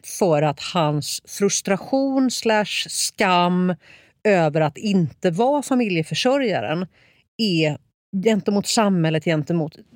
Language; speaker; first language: Swedish; native; Swedish